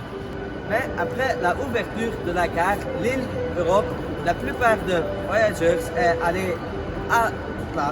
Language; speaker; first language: French; non-native, learner; Dutch